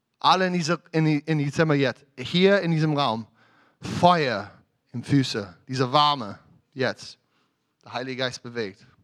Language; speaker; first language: German; non-native, fluent; English